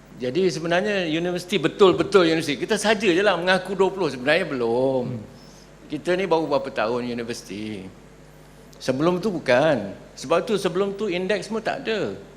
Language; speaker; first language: Malay; native; Malay